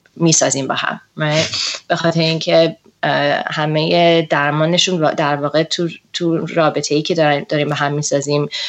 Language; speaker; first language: Persian; early bilingual, heritage; Persian